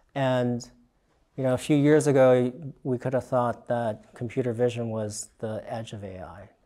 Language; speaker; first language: English; native; English